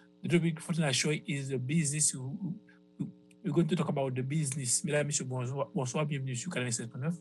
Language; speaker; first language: English; non-native, learner; Haitian Creole